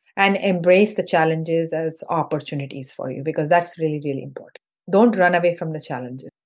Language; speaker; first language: English; non-native, local second language; Hindi